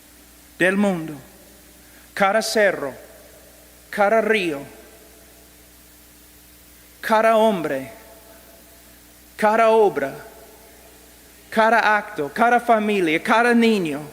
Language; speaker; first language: Spanish; non-native, fluent; English